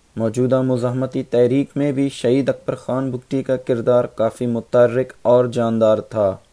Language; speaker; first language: Urdu; non-native, local second language; Baluchi